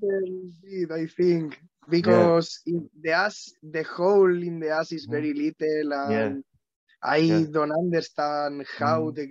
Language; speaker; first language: English; non-native, learner; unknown